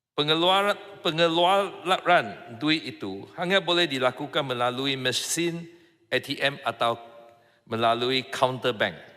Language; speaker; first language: Malay; non-native, local second language; Chinese